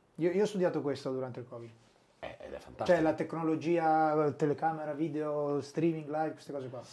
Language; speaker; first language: Italian; native; Italian